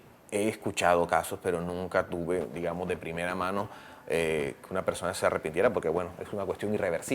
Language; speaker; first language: Spanish; native; Spanish